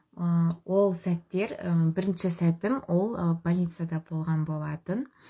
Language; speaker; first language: Kazakh; non-native, local second language; Russian